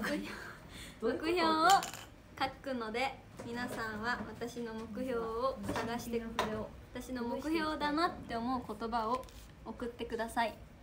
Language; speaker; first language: Japanese; native; Japanese